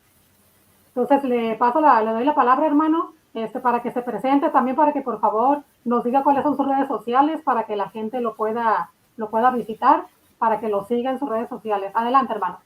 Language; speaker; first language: Spanish; native; Spanish